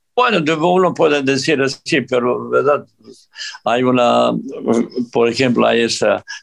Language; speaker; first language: Spanish; non-native, fluent; Serbian